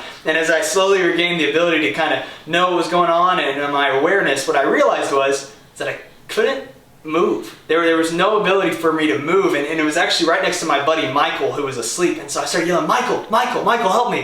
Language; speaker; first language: English; native; English